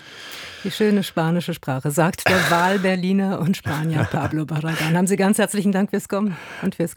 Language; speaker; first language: German; native; German